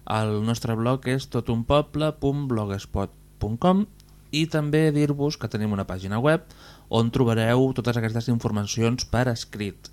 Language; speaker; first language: Catalan; native; Catalan